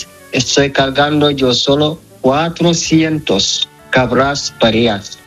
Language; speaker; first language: Spanish; non-native, fluent; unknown